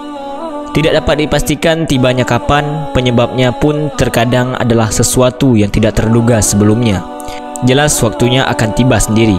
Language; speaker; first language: Indonesian; native; Indonesian